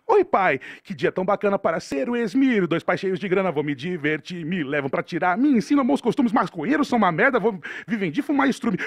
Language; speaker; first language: Portuguese; native; Portuguese